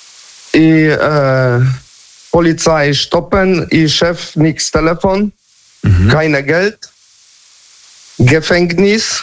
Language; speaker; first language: German; non-native, learner; Polish